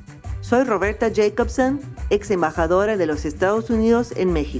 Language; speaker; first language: Spanish; non-native, fluent; English